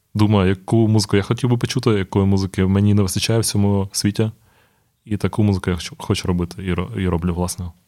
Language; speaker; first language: Ukrainian; non-native, local second language; Russian